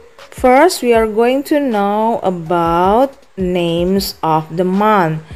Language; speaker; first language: English; non-native, fluent; Indonesian